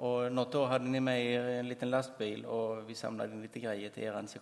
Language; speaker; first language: Swedish; native; Swedish